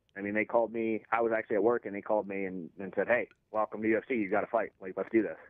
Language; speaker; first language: English; native; English